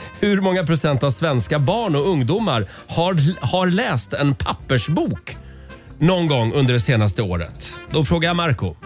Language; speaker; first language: Swedish; native; Swedish